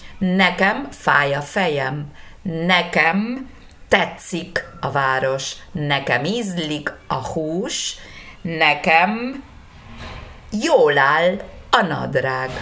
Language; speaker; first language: Hungarian; non-native, fluent; Spanish